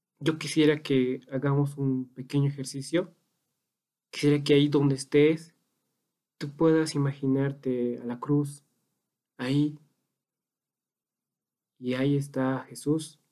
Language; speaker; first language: Spanish; native; Spanish